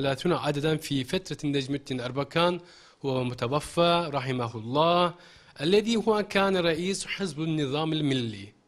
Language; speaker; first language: Arabic; non-native, fluent; Turkish